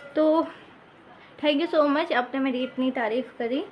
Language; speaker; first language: Hindi; native; Hindi